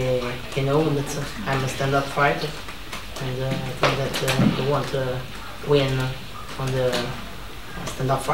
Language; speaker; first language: English; non-native, learner; Italian